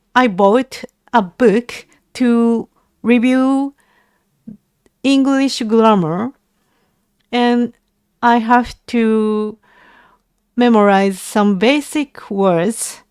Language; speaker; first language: English; non-native, learner; Japanese